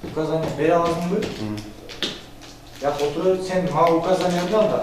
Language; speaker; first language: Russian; non-native, local second language; Kyrgyz